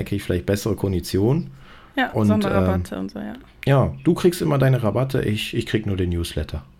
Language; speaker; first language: German; native; German